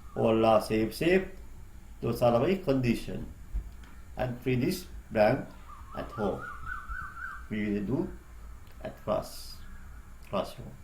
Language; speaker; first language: English; non-native, local second language; Sinhala